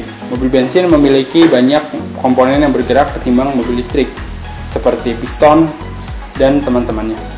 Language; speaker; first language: Indonesian; native; Indonesian